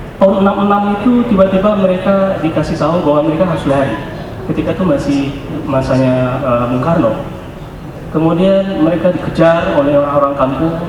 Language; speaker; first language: Indonesian; non-native, local second language; Minangkabau